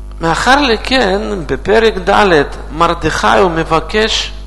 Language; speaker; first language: Hebrew; non-native, learner; Russian